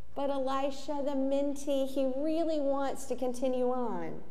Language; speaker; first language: English; native; English